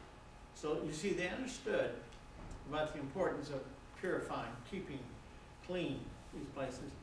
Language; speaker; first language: English; native; English